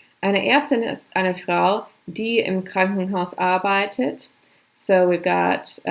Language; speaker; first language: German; non-native, fluent; English